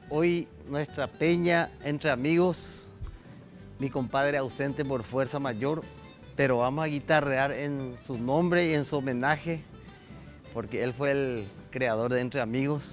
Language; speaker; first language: Spanish; native; Spanish